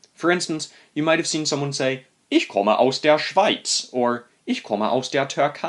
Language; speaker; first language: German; non-native, fluent; English